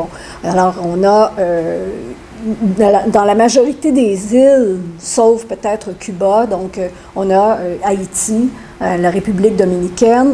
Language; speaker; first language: French; native; French